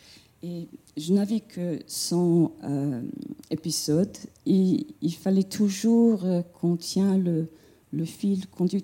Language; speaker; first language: French; non-native, fluent; English